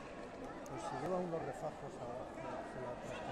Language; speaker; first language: Spanish; native; Spanish